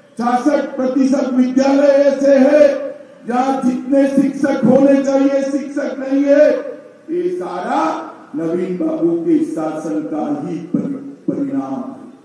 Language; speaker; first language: Hindi; non-native, local second language; Gujarati